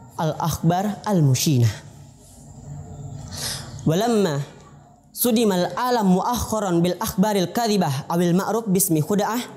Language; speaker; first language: Arabic; non-native, learner; Indonesian